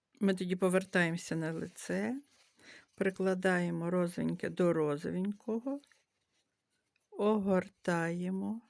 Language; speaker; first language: Ukrainian; native; Ukrainian